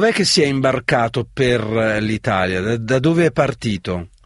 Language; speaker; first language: Italian; non-native, learner; Persian